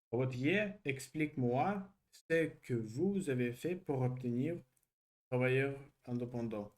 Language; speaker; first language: French; non-native, learner; Russian